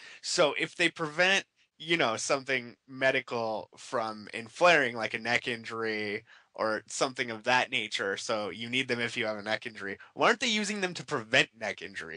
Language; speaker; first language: English; native; English